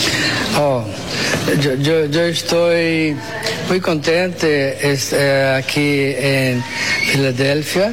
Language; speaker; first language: Spanish; non-native, learner; Portuguese